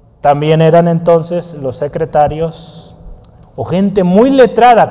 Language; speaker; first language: Spanish; native; Spanish